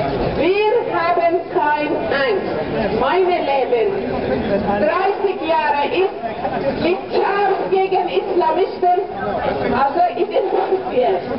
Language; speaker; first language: German; non-native, fluent; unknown